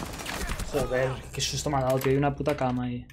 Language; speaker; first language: Spanish; native; Spanish